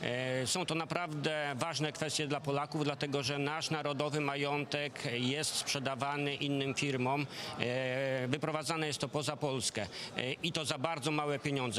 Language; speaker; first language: Polish; native; Polish